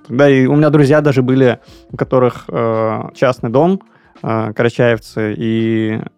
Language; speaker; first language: Russian; native; Russian